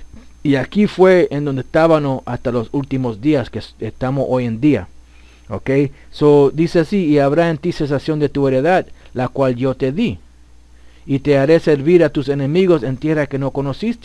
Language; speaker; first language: Spanish; early bilingual, heritage; Spanish